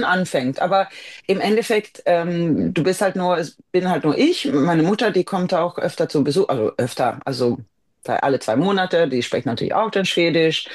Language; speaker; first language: German; non-native, fluent; Swedish